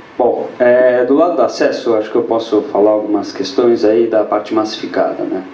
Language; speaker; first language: Portuguese; native; Portuguese